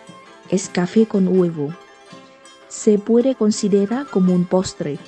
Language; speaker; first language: Spanish; non-native, fluent; Vietnamese